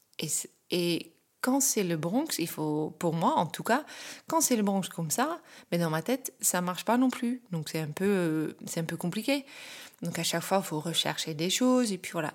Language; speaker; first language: French; non-native, fluent; Dutch